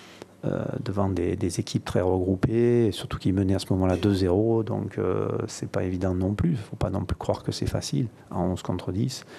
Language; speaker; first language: French; native; French